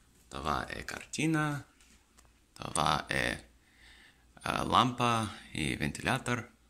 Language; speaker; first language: Bulgarian; non-native, learner; Russian